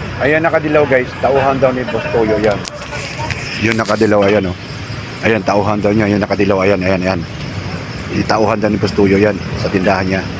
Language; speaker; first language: Filipino; native; Filipino